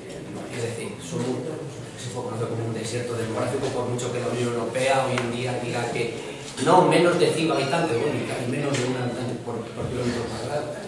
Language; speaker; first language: Spanish; native; Spanish